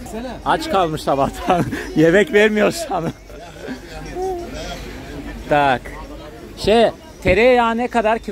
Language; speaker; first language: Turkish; non-native, fluent; Russian